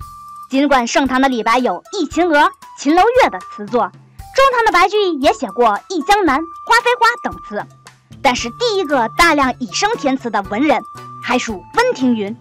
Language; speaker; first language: Chinese; native; Chinese